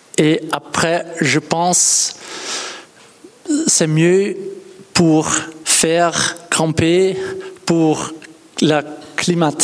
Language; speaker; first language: French; non-native, learner; Dutch